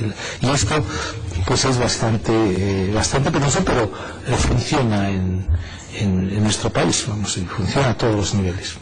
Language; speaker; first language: Spanish; native; Spanish